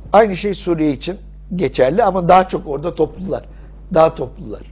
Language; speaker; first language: Turkish; early bilingual, other home language; English